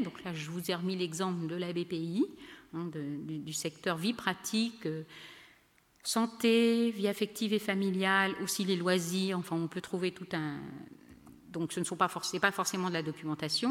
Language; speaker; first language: French; native; French